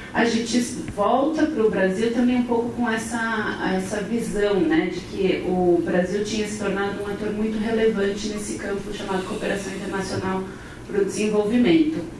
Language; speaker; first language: Portuguese; native; Portuguese